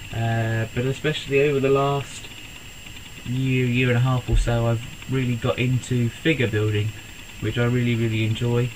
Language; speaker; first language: English; native; English